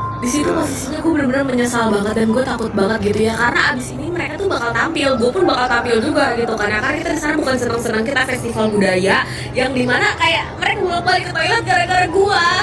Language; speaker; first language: Indonesian; native; Indonesian